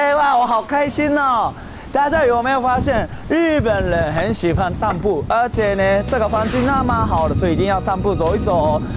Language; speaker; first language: Chinese; non-native, fluent; Japanese